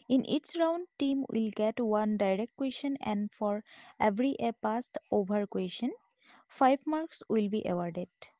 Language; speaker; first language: English; non-native, local second language; Assamese